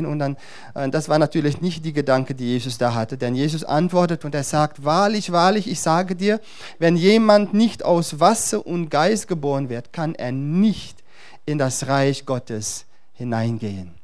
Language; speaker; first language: German; non-native, fluent; Dutch